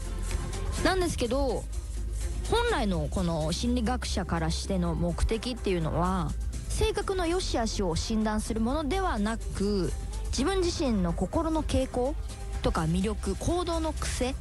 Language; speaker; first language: Japanese; native; Japanese